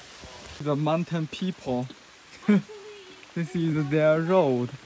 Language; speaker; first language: English; non-native, learner; Chinese